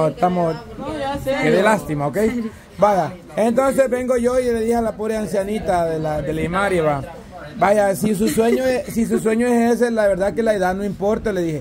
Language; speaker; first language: Spanish; native; Spanish